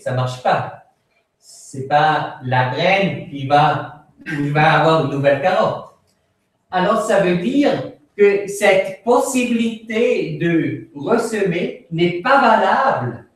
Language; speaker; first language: French; non-native, fluent; Swiss German